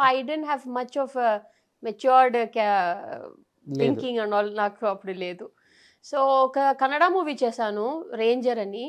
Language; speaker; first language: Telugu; non-native, fluent; Tamil